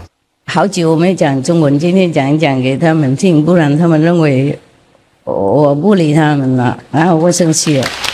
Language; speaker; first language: Chinese; non-native, fluent; Vietnamese